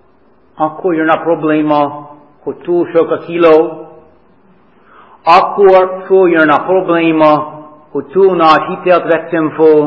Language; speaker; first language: Hungarian; non-native, fluent; English